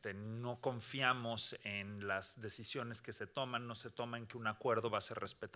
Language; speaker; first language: Spanish; native; Spanish